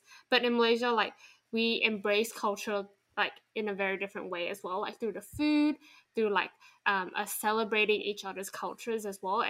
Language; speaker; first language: English; non-native, local second language; Chinese